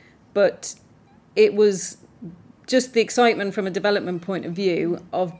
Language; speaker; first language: English; native; English